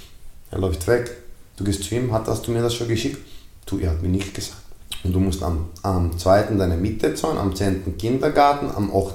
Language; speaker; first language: German; non-native, fluent; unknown